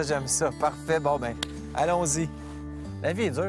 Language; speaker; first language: French; native; French